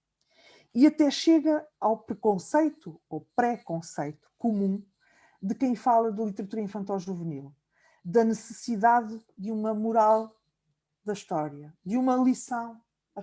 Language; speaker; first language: Portuguese; native; Portuguese